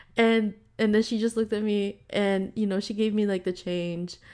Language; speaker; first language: English; non-native, local second language; Filipino